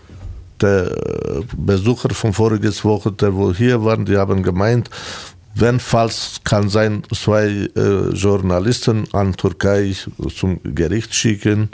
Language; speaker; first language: German; non-native, learner; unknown